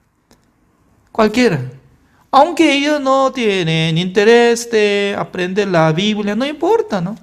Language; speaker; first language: Spanish; non-native, fluent; Korean